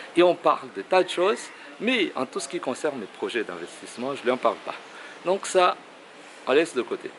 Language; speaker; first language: French; non-native, local second language; Malagasy